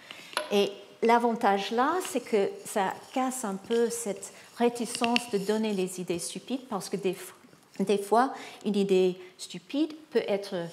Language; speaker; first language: French; non-native, fluent; English